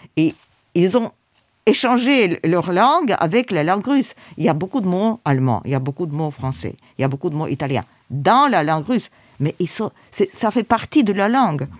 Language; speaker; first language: French; non-native, fluent; Russian